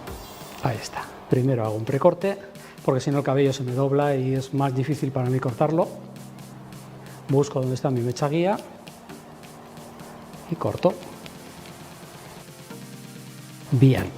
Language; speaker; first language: Spanish; native; Spanish